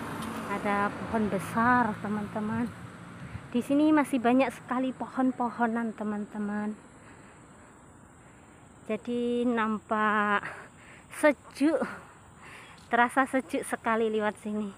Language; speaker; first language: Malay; non-native, local second language; Javanese